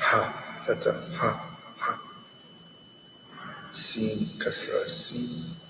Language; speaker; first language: Arabic; non-native, learner; English